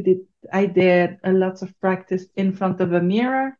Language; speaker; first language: English; non-native, fluent; French